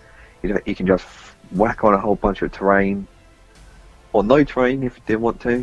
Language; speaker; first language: English; native; English